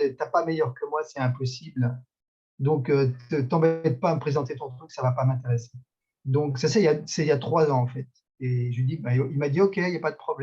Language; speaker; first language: French; native; French